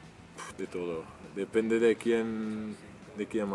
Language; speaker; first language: Spanish; non-native, fluent; Dutch